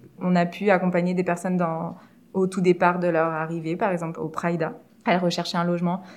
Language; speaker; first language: French; native; French